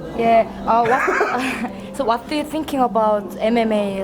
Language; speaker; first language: English; non-native, learner; Korean